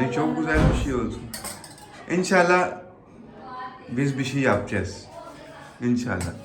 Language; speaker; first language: Turkish; non-native, learner; Urdu